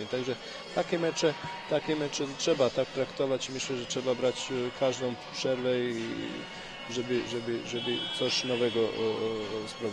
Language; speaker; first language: Polish; non-native, fluent; Bosnian